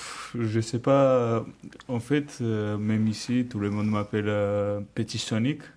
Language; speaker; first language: French; non-native, learner; Georgian